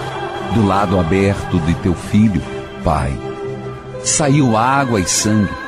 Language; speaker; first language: Portuguese; native; Portuguese